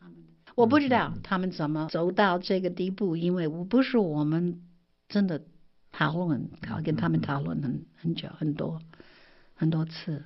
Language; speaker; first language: Chinese; non-native, fluent; English